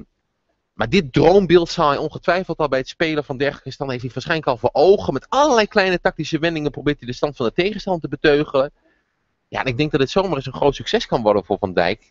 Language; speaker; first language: Dutch; native; Dutch